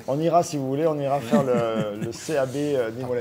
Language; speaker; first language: French; native; French